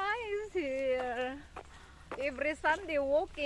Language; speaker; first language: English; non-native, learner; Cebuano